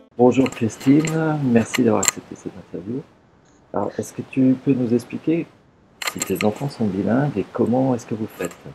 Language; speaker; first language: French; native; French